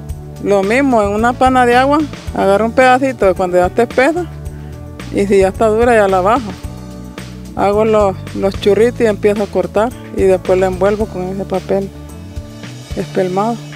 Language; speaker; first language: Spanish; native; Spanish